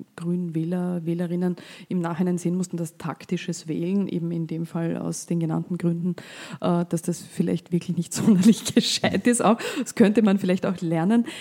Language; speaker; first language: German; native; German